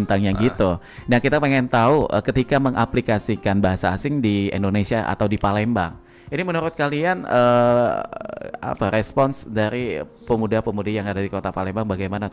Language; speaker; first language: Indonesian; native; Indonesian